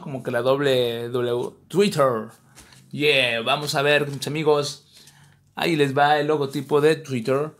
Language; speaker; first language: Spanish; native; Spanish